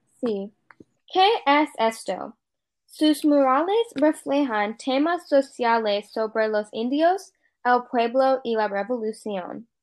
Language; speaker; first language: Spanish; non-native, learner; English